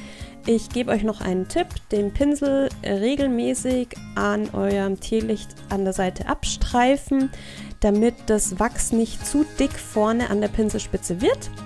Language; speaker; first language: German; native; German